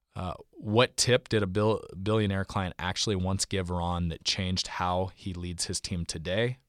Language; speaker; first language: English; native; English